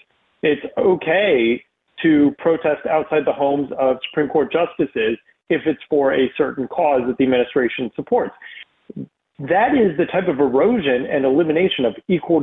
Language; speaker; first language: English; native; English